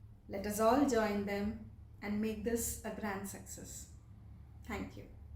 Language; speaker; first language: English; non-native, local second language; Telugu